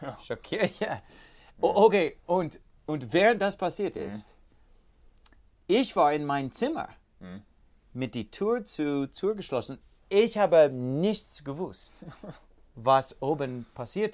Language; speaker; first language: German; non-native, learner; English